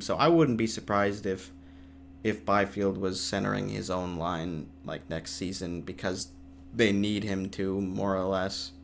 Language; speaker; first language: English; native; English